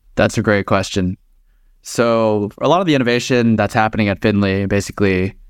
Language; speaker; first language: English; native; English